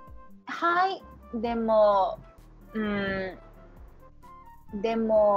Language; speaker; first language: Japanese; non-native, learner; English